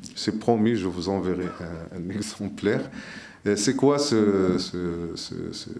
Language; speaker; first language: French; non-native, local second language; Arabic